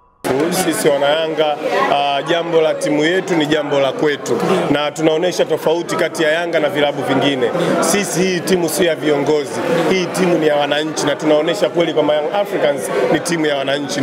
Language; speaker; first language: Swahili; native; Swahili